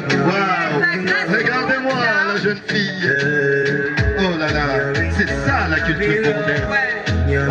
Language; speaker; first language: French; non-native, local second language; Rundi